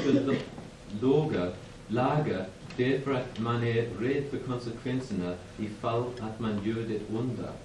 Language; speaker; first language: Swedish; non-native, fluent; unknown